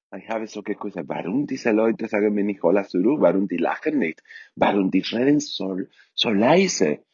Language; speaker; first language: German; non-native, fluent; Spanish